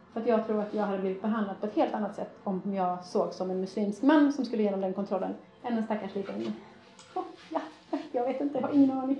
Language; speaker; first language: Swedish; early bilingual, other home language; Persian